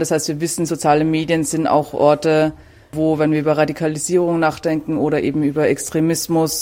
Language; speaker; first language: German; native; German